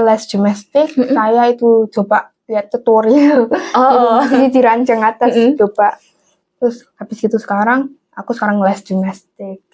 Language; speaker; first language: Indonesian; non-native, local second language; English